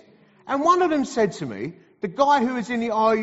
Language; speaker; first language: English; native; English